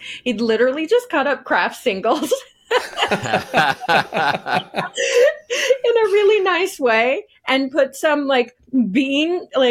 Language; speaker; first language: English; native; English